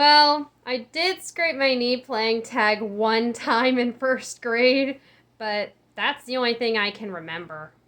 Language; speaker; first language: English; native; English